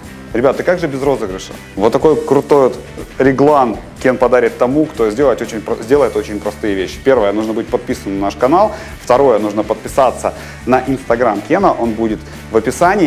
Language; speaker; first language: Russian; native; Russian